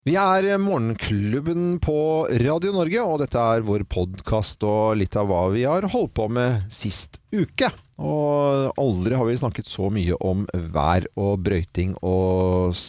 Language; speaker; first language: Norwegian; native; Norwegian